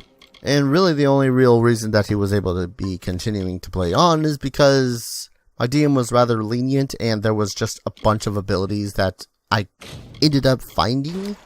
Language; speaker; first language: English; native; English